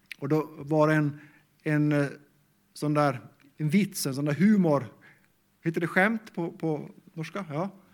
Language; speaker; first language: Swedish; native; Swedish